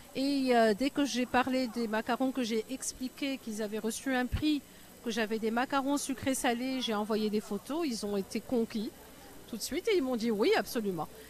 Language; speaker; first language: French; non-native, local second language; Arabic